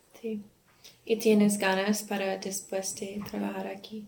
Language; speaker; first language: Spanish; non-native, learner; English